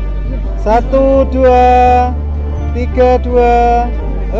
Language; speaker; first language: Indonesian; non-native, local second language; Javanese